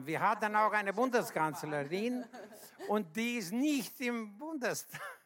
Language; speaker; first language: German; non-native, fluent; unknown